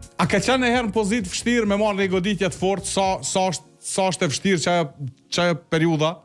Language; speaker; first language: Albanian; native; Albanian